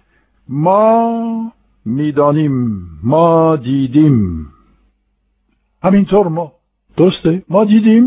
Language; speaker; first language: Persian; non-native, fluent; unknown